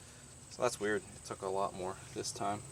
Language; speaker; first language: English; native; English